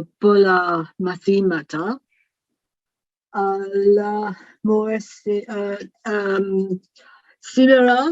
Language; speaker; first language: Greek; non-native, learner; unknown